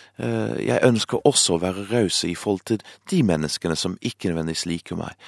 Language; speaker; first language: Norwegian; non-native, fluent; English